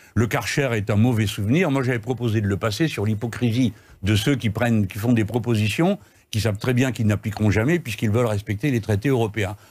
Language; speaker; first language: French; native; French